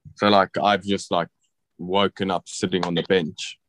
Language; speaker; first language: English; native; English